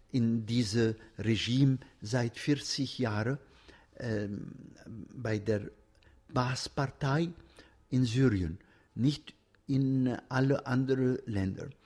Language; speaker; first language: German; non-native, fluent; Arabic